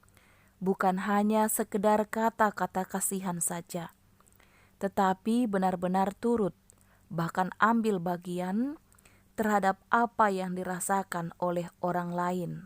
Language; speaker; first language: Malay; native; Malay